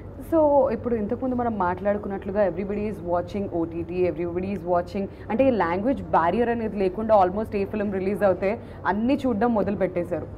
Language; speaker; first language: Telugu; native; Telugu